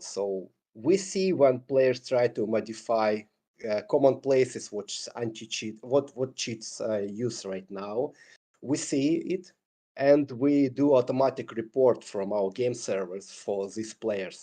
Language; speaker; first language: English; non-native, learner; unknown